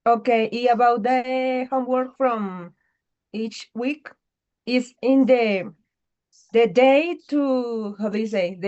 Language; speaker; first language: English; non-native, learner; Spanish